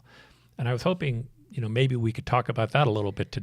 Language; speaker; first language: English; native; English